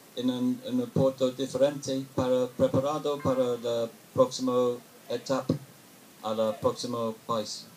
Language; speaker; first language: Spanish; non-native, learner; English